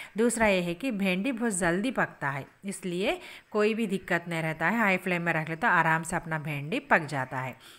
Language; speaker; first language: Hindi; native; Hindi